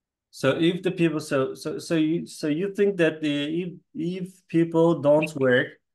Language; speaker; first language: English; non-native, fluent; Kazakh